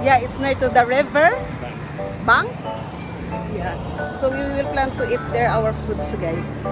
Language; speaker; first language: English; non-native, local second language; Filipino